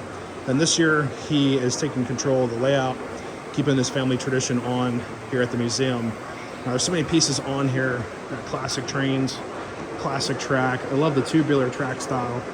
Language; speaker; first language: English; native; English